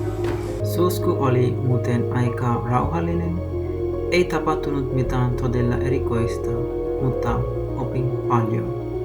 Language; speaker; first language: Finnish; non-native, learner; Sinhala